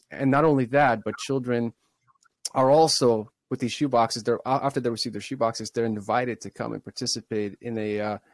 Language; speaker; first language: English; early bilingual, other home language; Russian